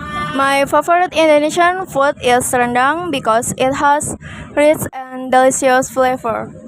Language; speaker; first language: English; non-native, learner; Indonesian